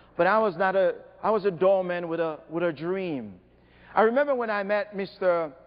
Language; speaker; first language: English; non-native, fluent; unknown